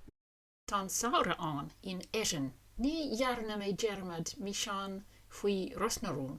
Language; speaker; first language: Irish; non-native, learner; English